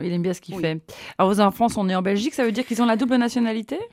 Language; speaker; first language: French; native; French